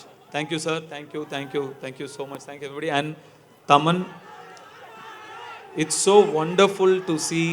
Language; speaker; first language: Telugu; non-native, learner; Tamil